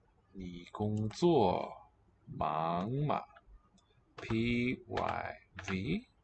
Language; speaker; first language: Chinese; non-native, learner; English